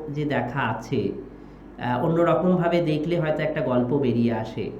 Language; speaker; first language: Bangla; native; Bangla